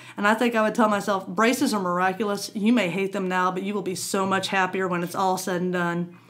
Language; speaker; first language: English; native; English